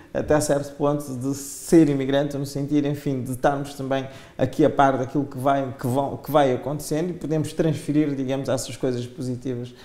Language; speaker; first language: Portuguese; non-native, local second language; Kabuverdianu